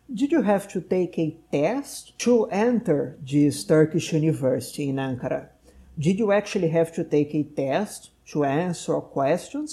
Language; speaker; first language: English; non-native, fluent; Portuguese